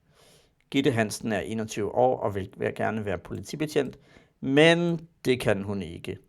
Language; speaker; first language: Danish; non-native, learner; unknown